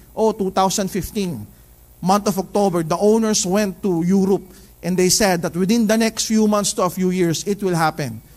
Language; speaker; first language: English; non-native, local second language; Filipino